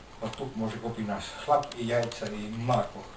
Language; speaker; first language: Bulgarian; non-native, learner; Finnish